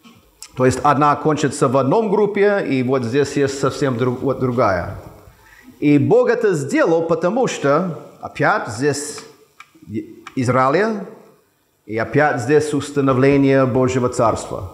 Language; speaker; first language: Russian; non-native, fluent; English